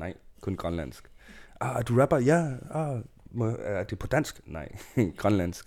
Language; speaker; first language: Danish; non-native, local second language; Kalaallisut